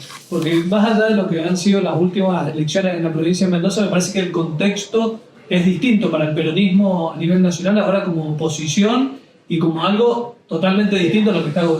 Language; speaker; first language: Spanish; native; Spanish